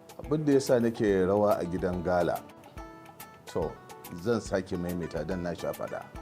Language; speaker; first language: Hausa; native; Hausa